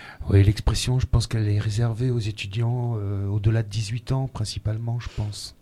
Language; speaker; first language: French; native; French